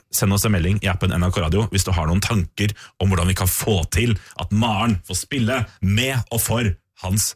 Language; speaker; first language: Norwegian; native; Norwegian